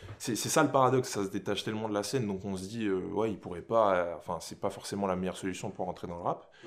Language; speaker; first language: French; native; French